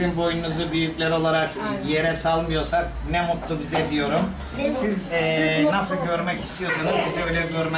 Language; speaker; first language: Turkish; native; Turkish